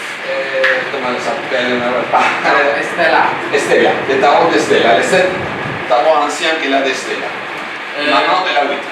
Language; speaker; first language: French; non-native, learner; Spanish